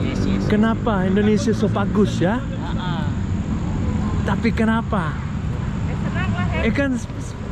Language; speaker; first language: Indonesian; non-native, learner; English